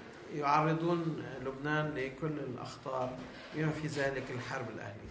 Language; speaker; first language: Arabic; native; Arabic